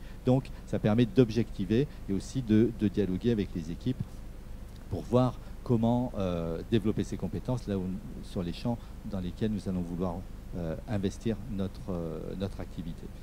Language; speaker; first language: French; native; French